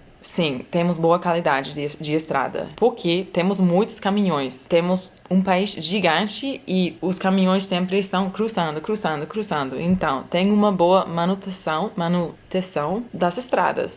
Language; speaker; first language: Portuguese; non-native, fluent; English